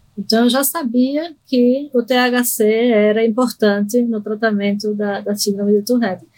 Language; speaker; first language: Portuguese; early bilingual, other home language; Spanish